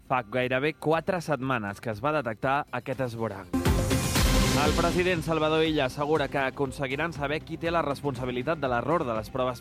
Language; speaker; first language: Catalan; native; Catalan